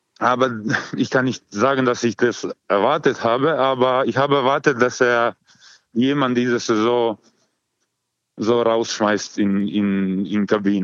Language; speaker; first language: German; non-native, learner; Croatian